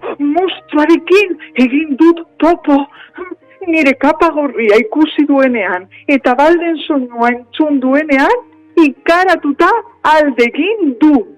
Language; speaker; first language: Basque; non-native, local second language; Spanish